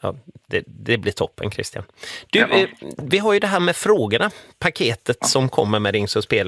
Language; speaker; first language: Swedish; native; Swedish